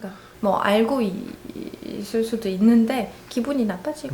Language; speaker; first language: Korean; non-native, fluent; Arabic